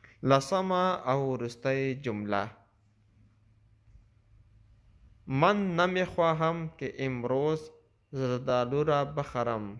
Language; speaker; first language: Persian; non-native, local second language; Pashto